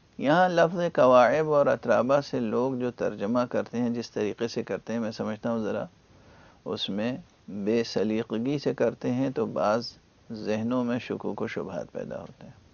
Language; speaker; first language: Urdu; native; Urdu